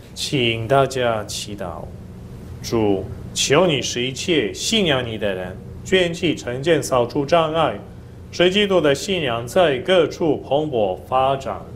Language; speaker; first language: Chinese; non-native, fluent; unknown